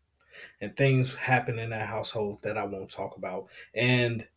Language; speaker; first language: English; native; English